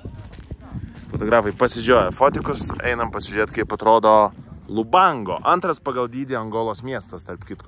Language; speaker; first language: Lithuanian; native; Lithuanian